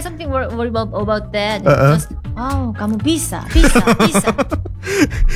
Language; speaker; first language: English; non-native, learner; Korean